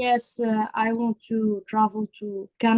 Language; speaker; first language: English; non-native, learner; Arabic